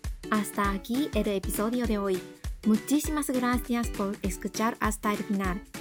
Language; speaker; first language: Spanish; non-native, fluent; Japanese